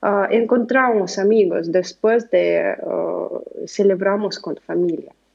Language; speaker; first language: Spanish; non-native, learner; Russian